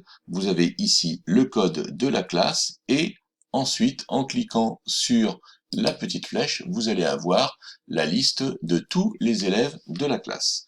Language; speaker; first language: French; native; French